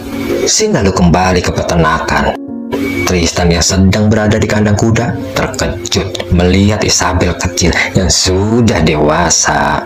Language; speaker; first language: Indonesian; native; Indonesian